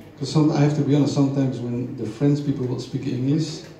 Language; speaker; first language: English; non-native, fluent; Dutch